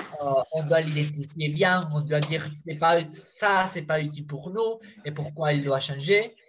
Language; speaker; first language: French; non-native, fluent; Spanish